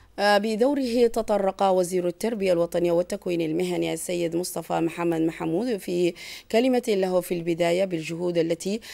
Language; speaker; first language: Arabic; non-native, local second language; Somali